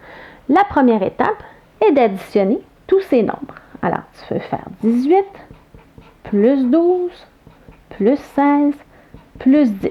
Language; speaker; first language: French; native; French